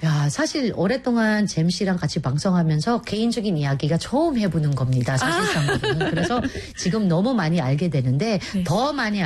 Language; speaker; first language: Korean; native; Korean